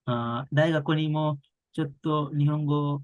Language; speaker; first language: Japanese; non-native, learner; Bangla